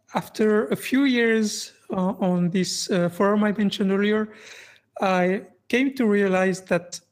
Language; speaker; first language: English; non-native, fluent; French